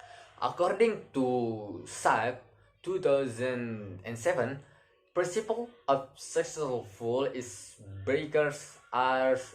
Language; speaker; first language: English; non-native, learner; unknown